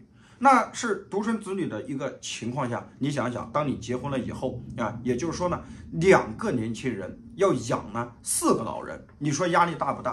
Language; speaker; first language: Chinese; native; Chinese